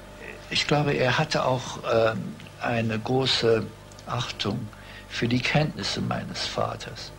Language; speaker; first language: German; early bilingual, heritage; German